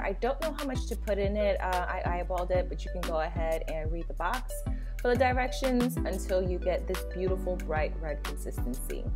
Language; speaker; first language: English; native; English